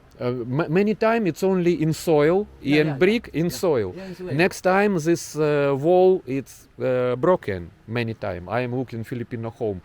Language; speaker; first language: English; non-native, learner; Ukrainian